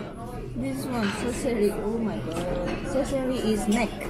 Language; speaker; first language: English; non-native, learner; Japanese